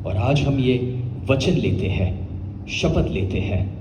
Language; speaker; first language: Hindi; non-native, local second language; Gujarati